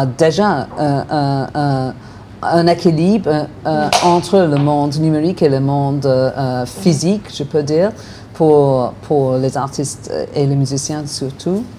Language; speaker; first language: French; non-native, learner; English